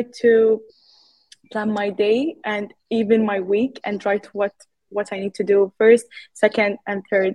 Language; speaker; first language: English; non-native, fluent; Arabic